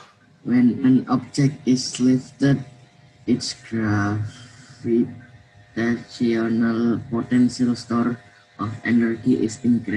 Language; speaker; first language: English; non-native, learner; Indonesian